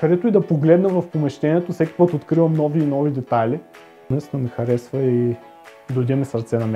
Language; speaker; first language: Bulgarian; native; Bulgarian